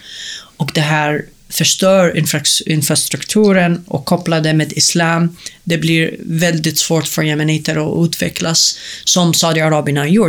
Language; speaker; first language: Swedish; non-native, fluent; Arabic